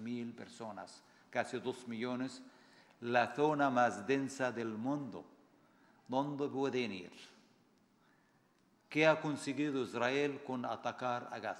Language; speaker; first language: Spanish; non-native, fluent; Arabic